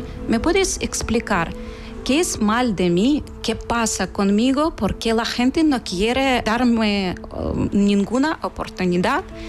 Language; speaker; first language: Spanish; non-native, fluent; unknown